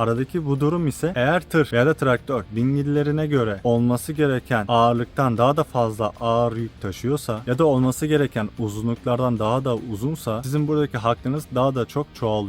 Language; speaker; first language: Turkish; native; Turkish